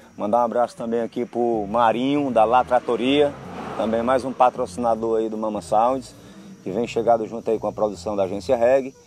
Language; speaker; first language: Portuguese; native; Portuguese